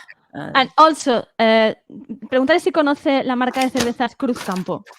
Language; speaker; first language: Spanish; native; Spanish